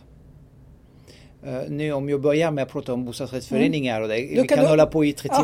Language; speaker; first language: Swedish; non-native, fluent; French